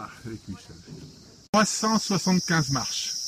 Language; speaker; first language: French; native; French